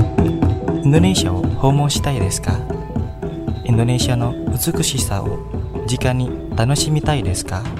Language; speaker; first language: Japanese; non-native, fluent; Indonesian